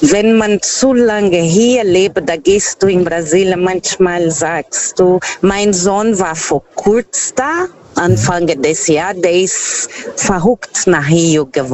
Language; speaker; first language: German; non-native, fluent; Portuguese